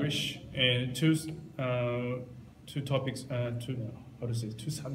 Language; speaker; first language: English; non-native, learner; Japanese